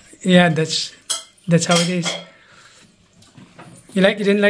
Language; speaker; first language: English; non-native, local second language; Filipino